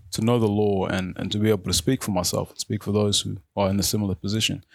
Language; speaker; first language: English; non-native, local second language; Arabic